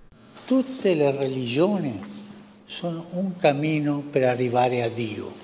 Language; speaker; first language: Italian; non-native, fluent; Spanish